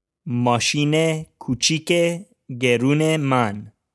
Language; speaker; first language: Persian; non-native, learner; English